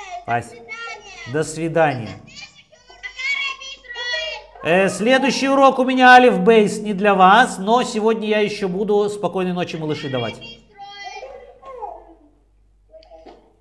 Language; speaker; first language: Russian; native; Russian